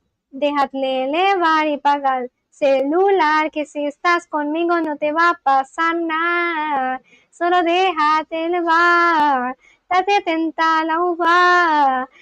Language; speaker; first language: Spanish; non-native, learner; Bangla